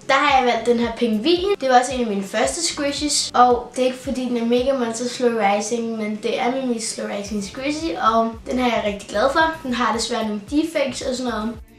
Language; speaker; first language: Danish; native; Danish